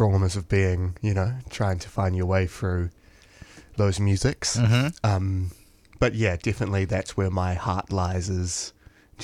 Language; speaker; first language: English; native; English